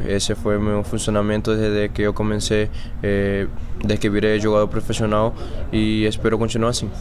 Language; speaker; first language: Portuguese; non-native, fluent; Spanish